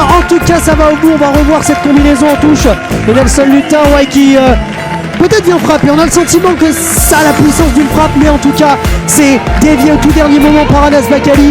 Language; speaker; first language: French; native; French